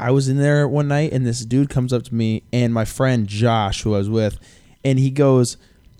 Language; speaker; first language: English; native; English